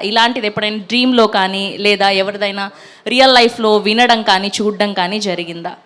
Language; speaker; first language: Telugu; native; Telugu